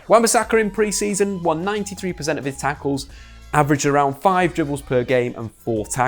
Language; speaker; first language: English; native; English